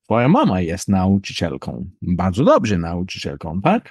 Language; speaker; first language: Polish; non-native, learner; English